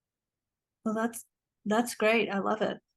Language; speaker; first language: English; native; English